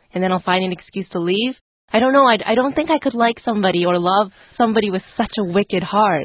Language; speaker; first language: English; non-native, fluent; Chinese